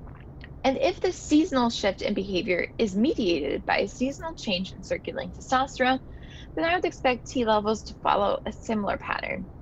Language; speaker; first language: English; native; English